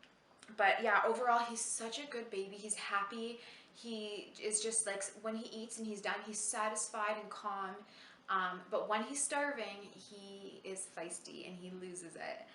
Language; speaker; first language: English; native; English